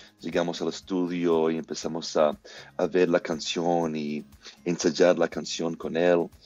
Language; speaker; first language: Spanish; non-native, fluent; English